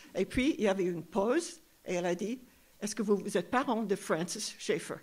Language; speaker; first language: French; non-native, fluent; English